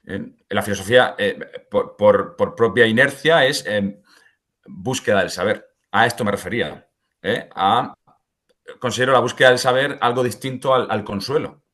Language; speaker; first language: Spanish; native; Spanish